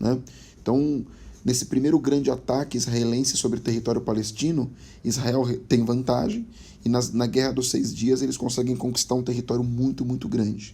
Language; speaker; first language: Portuguese; native; Portuguese